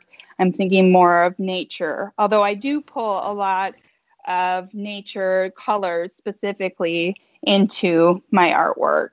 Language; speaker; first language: English; native; English